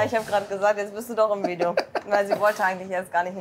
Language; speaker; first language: German; native; German